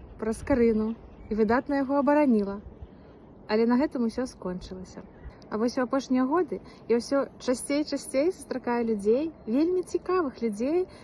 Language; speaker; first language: Belarusian; non-native, local second language; Russian